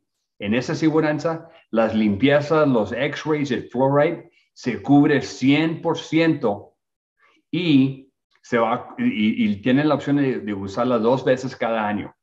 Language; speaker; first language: Spanish; early bilingual, other home language; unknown